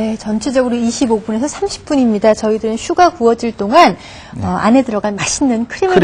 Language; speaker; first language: Korean; native; Korean